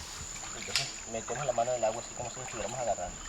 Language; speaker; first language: Spanish; non-native, local second language; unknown